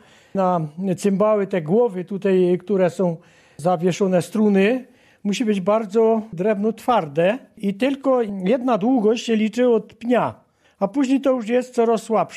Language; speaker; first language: Polish; native; Polish